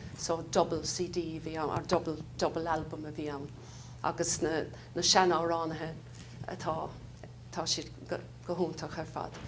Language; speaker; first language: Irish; native; Irish